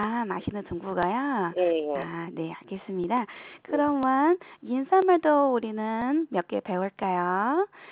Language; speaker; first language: Korean; non-native, fluent; Chinese